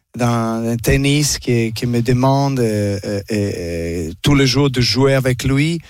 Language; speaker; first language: French; non-native, learner; Serbian